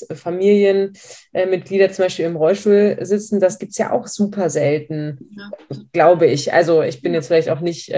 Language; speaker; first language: German; native; German